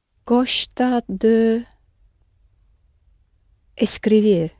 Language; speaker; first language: Portuguese; non-native, learner; English